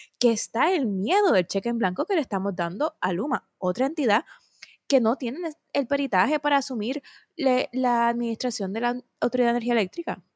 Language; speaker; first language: Spanish; native; Spanish